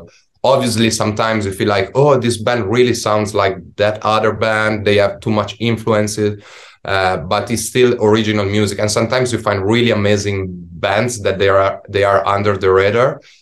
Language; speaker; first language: English; non-native, fluent; Italian